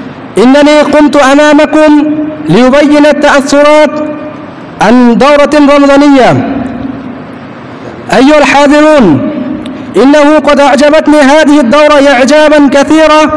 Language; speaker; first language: Arabic; non-native, fluent; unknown